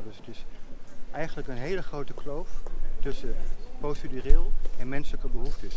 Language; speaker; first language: Dutch; native; Dutch